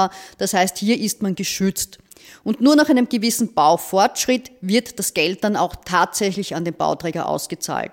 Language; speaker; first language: German; native; German